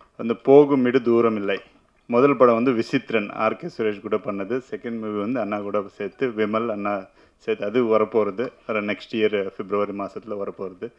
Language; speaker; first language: Tamil; non-native, learner; Telugu